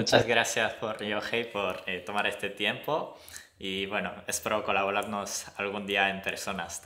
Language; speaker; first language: Spanish; non-native, fluent; Japanese